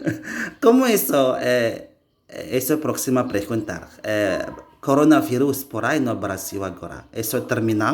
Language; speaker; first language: Portuguese; non-native, learner; Indonesian